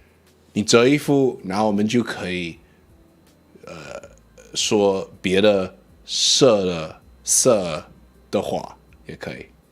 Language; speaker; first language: Chinese; non-native, learner; English